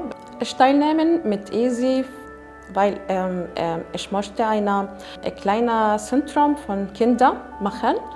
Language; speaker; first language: German; non-native, learner; Arabic